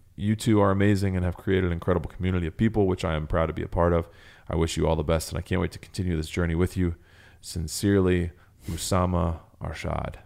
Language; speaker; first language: English; native; English